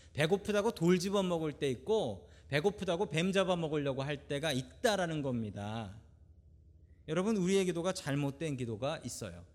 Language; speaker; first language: Korean; native; Korean